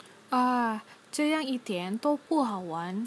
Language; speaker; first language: Chinese; non-native, learner; Indonesian